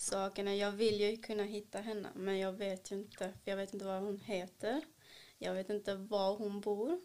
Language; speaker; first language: Swedish; early bilingual, other home language; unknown